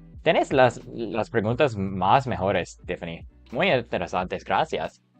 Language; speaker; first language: Spanish; non-native, learner; English